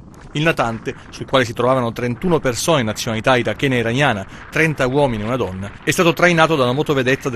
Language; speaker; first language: Italian; native; Italian